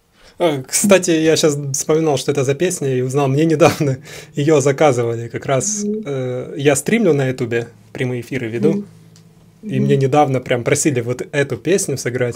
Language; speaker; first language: Russian; native; Russian